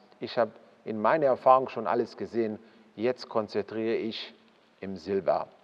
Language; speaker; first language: German; non-native, fluent; Hebrew